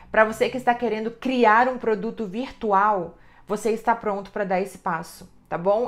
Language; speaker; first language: Portuguese; native; Portuguese